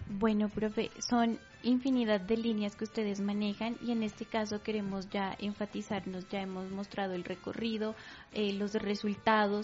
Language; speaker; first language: Spanish; native; Spanish